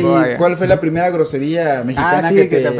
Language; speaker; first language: Spanish; native; Spanish